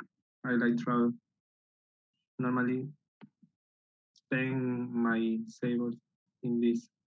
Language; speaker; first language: English; non-native, learner; Spanish